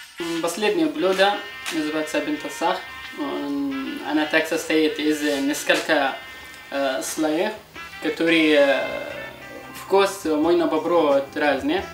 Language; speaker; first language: Russian; non-native, learner; Arabic